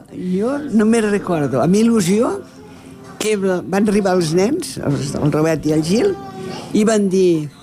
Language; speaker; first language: Catalan; native; Catalan